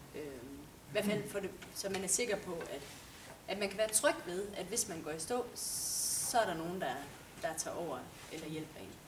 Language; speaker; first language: Danish; native; Danish